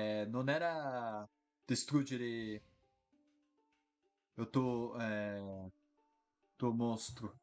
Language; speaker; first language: Italian; non-native, learner; Portuguese